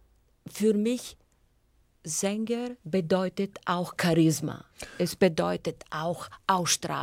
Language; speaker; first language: German; non-native, fluent; Bulgarian